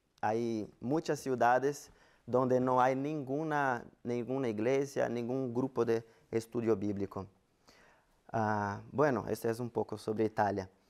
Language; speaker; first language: Spanish; non-native, fluent; Portuguese